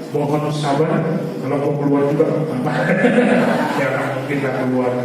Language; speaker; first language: Indonesian; non-native, local second language; Batak Toba